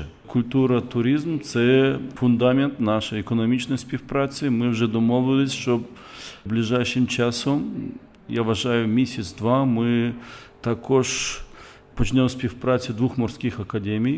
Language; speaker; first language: Ukrainian; non-native, local second language; Russian